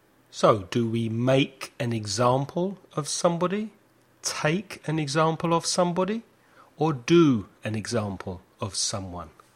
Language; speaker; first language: English; native; English